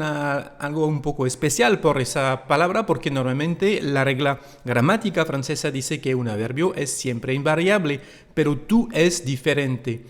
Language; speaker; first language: Spanish; non-native, fluent; French